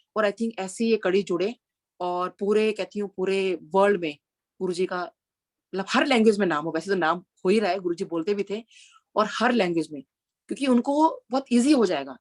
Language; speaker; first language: Hindi; native; Hindi